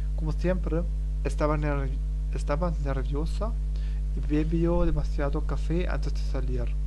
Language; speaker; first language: Spanish; non-native, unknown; German